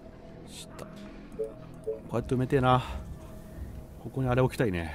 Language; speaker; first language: Japanese; native; Japanese